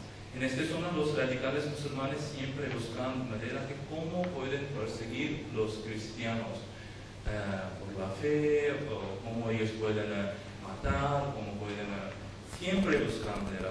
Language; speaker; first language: Spanish; non-native, learner; Urdu